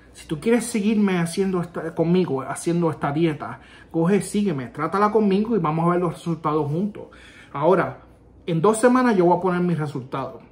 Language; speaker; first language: Spanish; native; Spanish